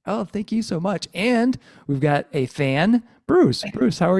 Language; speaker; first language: English; native; English